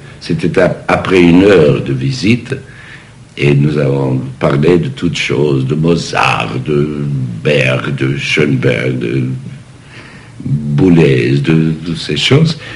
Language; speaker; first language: French; non-native, fluent; English